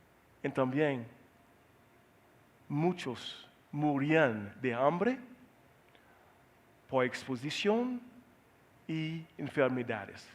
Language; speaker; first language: Spanish; non-native, learner; Haitian Creole